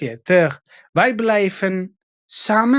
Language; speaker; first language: Dutch; non-native, fluent; Tigrinya